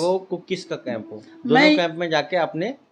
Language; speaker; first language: Hindi; native; Hindi